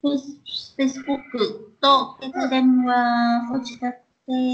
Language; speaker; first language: Japanese; non-native, learner; Vietnamese